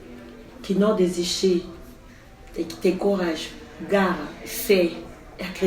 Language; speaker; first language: Portuguese; non-native, fluent; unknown